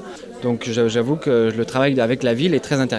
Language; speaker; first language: French; native; French